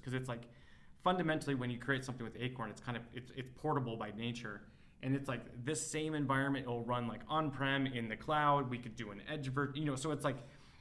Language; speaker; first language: English; native; English